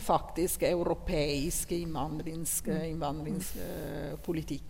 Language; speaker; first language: Norwegian; non-native, fluent; Italian